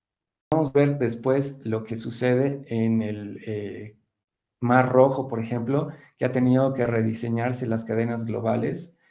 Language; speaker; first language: Spanish; native; Spanish